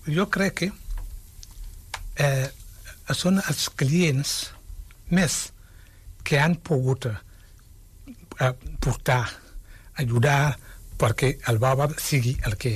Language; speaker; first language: Catalan; non-native, fluent; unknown